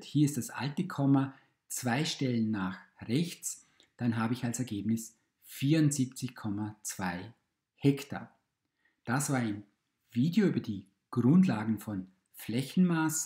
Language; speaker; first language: German; native; German